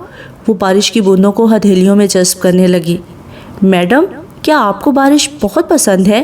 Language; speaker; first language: Urdu; native; Urdu